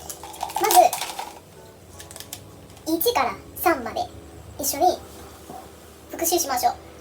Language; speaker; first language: Japanese; non-native, fluent; Vietnamese